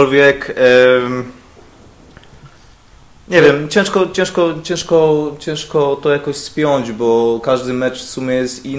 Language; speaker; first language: Polish; native; Polish